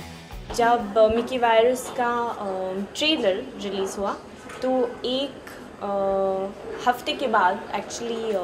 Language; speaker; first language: Hindi; non-native, fluent; Swedish